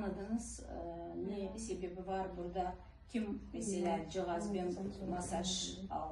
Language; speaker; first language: Turkish; non-native, fluent; Russian